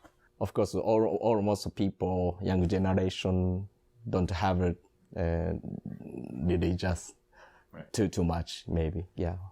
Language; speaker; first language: English; non-native, learner; Japanese